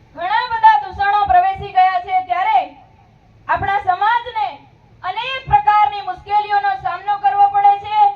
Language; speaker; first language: Gujarati; non-native, local second language; Bhili